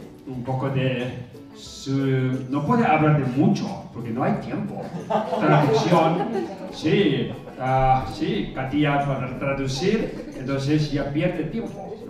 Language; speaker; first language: Spanish; non-native, fluent; Tibetan